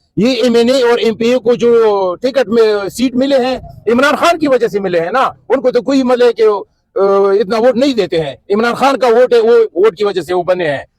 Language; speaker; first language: Urdu; non-native, local second language; Punjabi